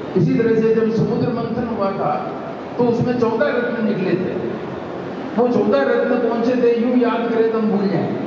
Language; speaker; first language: Hindi; native; Hindi